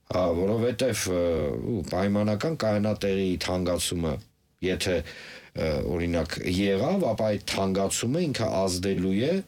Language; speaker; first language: Armenian; native; Armenian